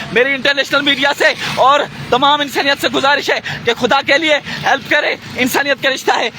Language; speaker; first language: Urdu; non-native, local second language; Sindhi